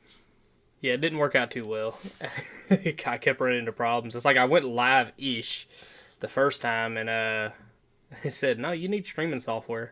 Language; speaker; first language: English; native; English